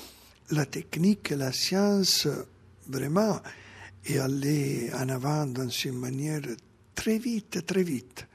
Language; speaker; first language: French; non-native, fluent; Italian